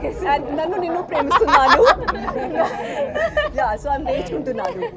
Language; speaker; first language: Telugu; non-native, learner; Hindi